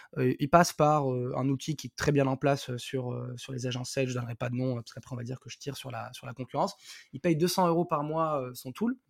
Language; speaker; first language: French; non-native, local second language; Arabic